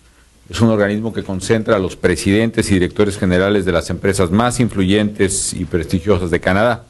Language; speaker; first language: Spanish; native; Spanish